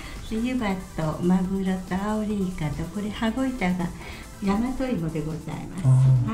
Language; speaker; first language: Japanese; native; Japanese